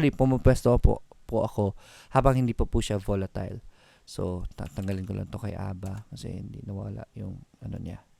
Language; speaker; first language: Filipino; native; Filipino